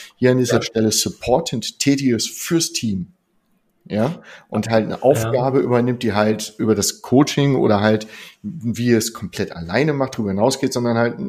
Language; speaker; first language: German; native; German